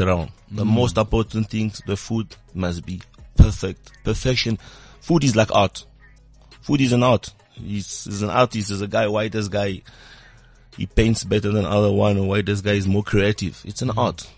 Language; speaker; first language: English; non-native, fluent; French